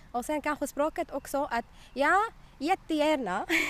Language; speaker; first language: Swedish; non-native, learner; Arabic